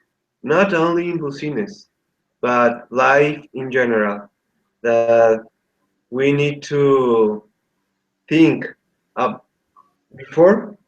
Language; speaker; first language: English; non-native, learner; Spanish